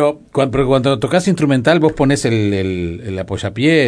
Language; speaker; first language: Spanish; native; Spanish